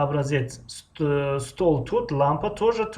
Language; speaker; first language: Russian; non-native, fluent; Tajik